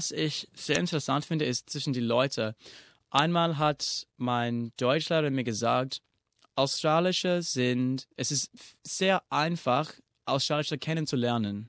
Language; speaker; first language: German; non-native, fluent; English